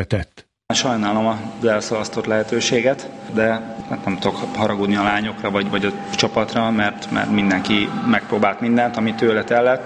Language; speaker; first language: Hungarian; native; Hungarian